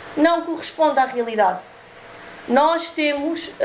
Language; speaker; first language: Portuguese; native; Portuguese